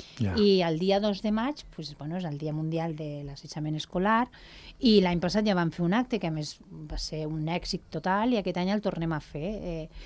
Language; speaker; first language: Catalan; non-native, local second language; Spanish